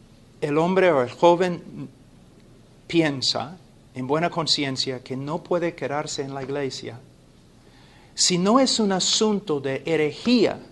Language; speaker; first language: Spanish; non-native, fluent; English